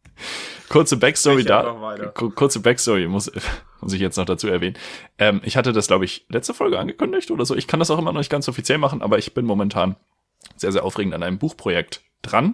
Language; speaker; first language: German; native; German